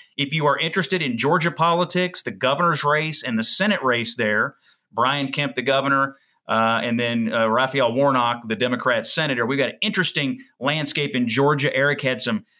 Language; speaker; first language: English; native; English